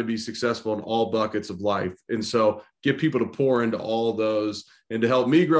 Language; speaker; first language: English; native; English